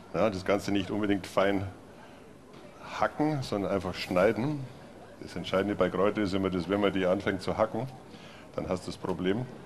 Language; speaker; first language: German; native; German